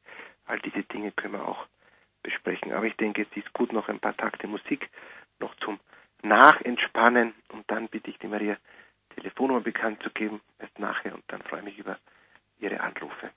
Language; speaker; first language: German; native; German